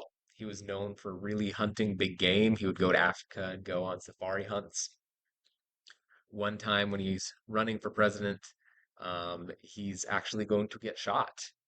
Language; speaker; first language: English; native; English